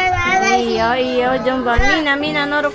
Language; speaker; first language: Japanese; non-native, learner; Filipino